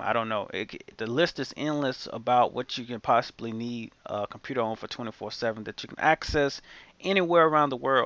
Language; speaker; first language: English; native; English